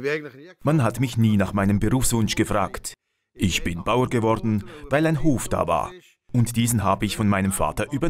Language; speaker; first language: German; native; German